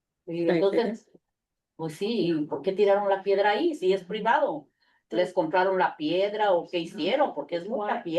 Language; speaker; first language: Spanish; native; Spanish